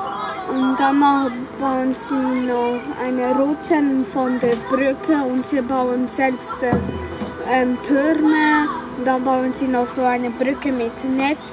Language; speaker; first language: German; early bilingual, other home language; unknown